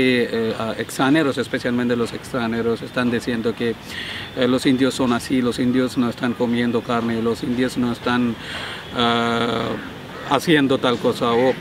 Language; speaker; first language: Spanish; non-native, learner; Malayalam